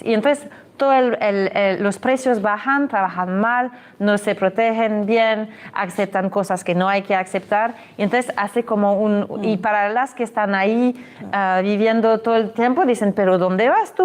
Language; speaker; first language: Spanish; non-native, fluent; French